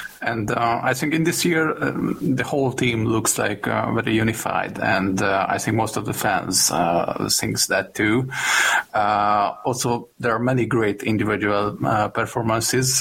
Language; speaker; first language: English; non-native, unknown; Hungarian